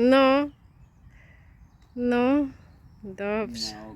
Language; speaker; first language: Polish; non-native, learner; Ukrainian